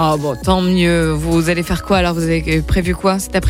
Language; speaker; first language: French; native; French